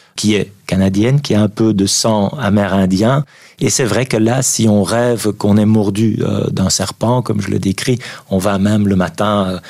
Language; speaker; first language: French; native; French